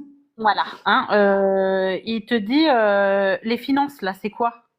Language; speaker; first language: French; native; French